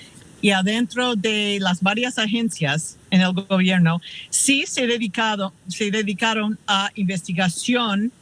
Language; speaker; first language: Spanish; non-native, fluent; English